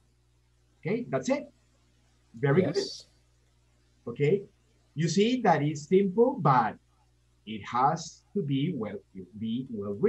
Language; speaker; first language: English; non-native, fluent; Spanish